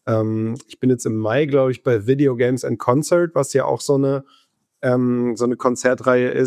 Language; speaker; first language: German; native; German